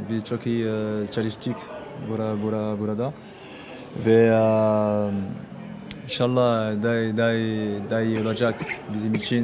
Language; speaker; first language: Turkish; non-native, learner; French